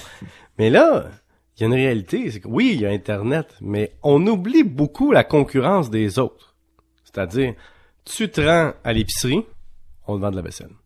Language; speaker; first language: French; native; French